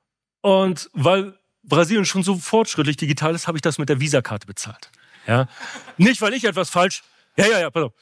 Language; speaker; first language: German; native; German